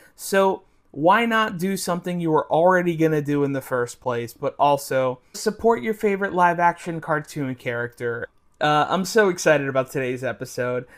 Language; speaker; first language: English; native; English